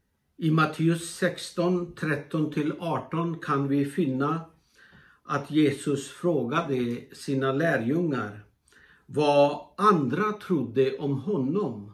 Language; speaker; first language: Swedish; non-native, fluent; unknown